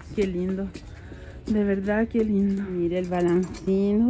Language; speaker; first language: Spanish; native; Spanish